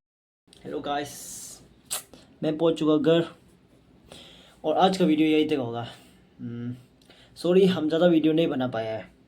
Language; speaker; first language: Hindi; non-native, local second language; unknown